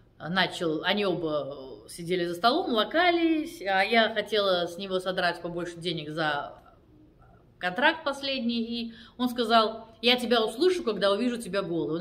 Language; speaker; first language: Russian; native; Russian